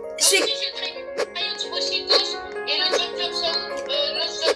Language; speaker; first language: French; non-native, learner; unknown